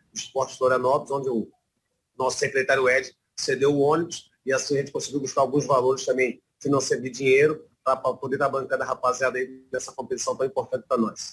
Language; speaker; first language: Portuguese; native; Portuguese